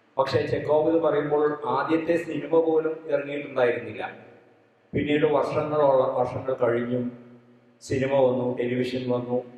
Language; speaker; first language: Malayalam; native; Malayalam